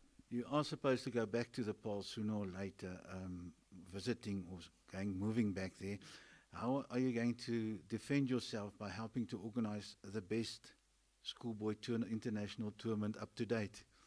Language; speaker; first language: English; non-native, local second language; Afrikaans